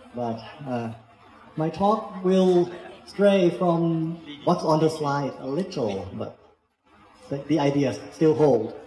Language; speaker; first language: English; non-native, fluent; Thai